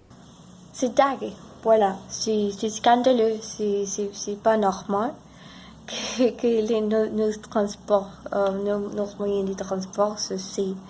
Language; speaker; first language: French; non-native, learner; Spanish